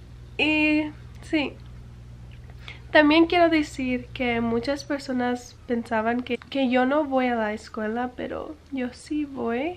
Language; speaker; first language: Spanish; early bilingual, heritage; English